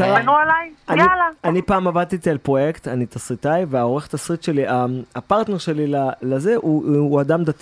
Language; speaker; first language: Hebrew; native; Hebrew